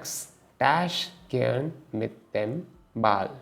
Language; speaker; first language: German; non-native, learner; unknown